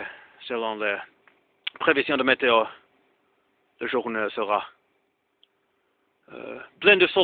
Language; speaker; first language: French; non-native, learner; Finnish